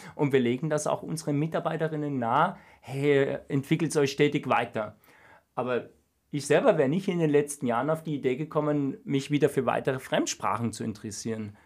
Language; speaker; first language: German; native; German